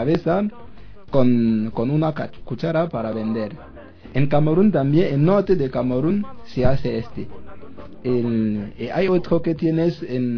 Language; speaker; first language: Spanish; non-native, learner; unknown